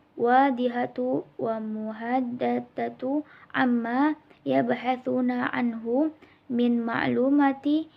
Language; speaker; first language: Arabic; non-native, learner; Indonesian